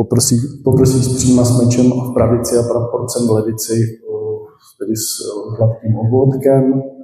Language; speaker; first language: Czech; native; Czech